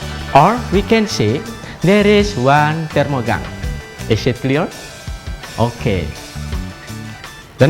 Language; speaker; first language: English; non-native, fluent; Indonesian